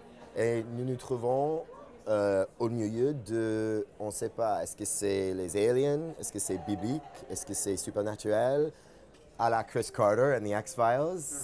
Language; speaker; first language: French; non-native, fluent; English